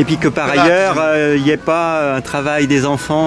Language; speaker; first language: French; native; French